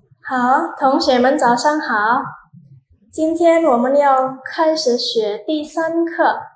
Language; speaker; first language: Chinese; non-native, fluent; Indonesian